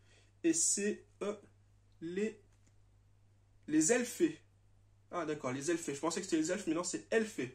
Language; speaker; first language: French; native; French